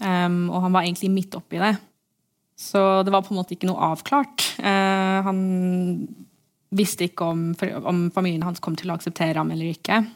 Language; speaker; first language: Norwegian; early bilingual, heritage; English